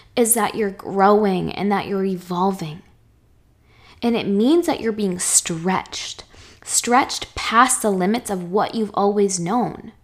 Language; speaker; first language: English; native; English